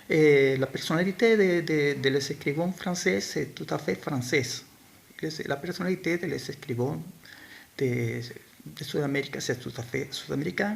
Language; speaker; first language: French; non-native, learner; Spanish